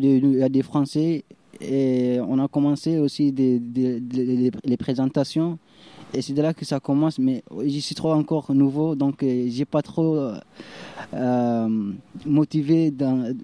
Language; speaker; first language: French; non-native, fluent; Arabic